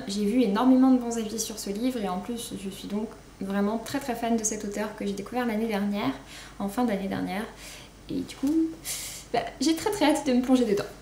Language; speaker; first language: French; native; French